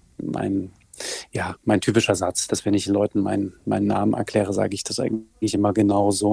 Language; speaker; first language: German; native; German